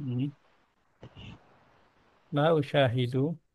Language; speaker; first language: Arabic; non-native, fluent; Indonesian